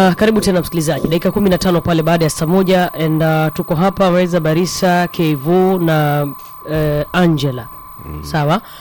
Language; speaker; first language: Swahili; native; Swahili